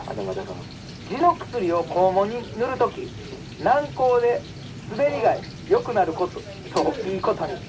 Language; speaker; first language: Japanese; native; Japanese